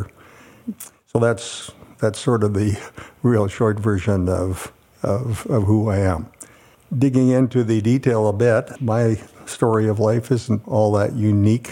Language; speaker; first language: English; native; English